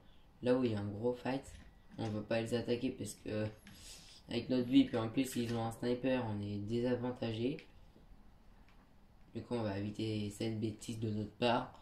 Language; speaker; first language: French; native; French